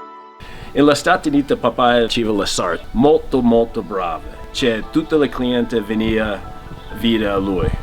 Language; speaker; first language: Italian; early bilingual, heritage; Italian